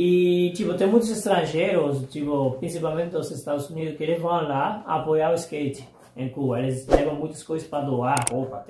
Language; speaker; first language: Portuguese; non-native, fluent; Spanish